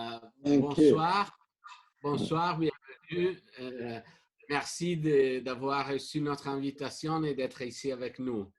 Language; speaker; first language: French; non-native, fluent; Italian